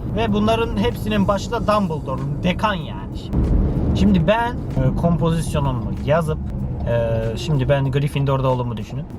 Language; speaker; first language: Turkish; early bilingual, heritage; Turkish